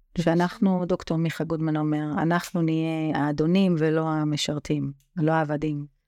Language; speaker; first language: Hebrew; native; Hebrew